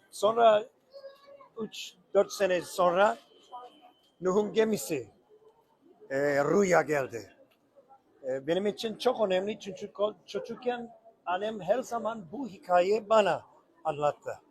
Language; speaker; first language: Turkish; non-native, learner; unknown